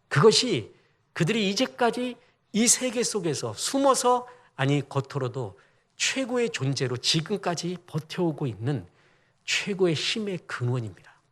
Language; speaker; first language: Korean; native; Korean